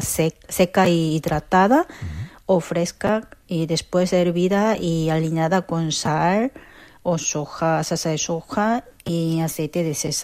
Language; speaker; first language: Spanish; non-native, fluent; Korean